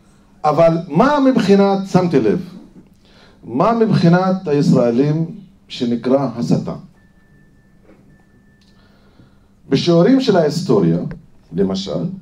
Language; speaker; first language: Hebrew; non-native, fluent; Arabic